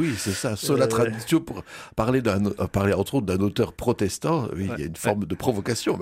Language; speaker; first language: French; native; French